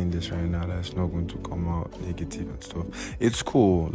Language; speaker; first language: English; non-native, local second language; Igbo